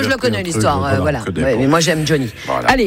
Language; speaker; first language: French; native; French